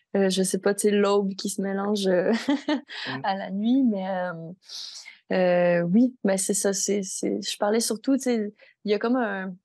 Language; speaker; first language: French; native; French